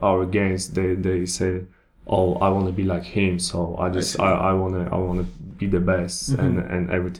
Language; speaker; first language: English; non-native, learner; Polish